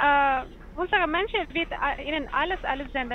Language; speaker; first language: German; non-native, learner; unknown